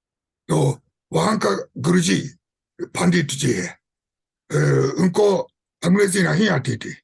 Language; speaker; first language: Hindi; non-native, fluent; Japanese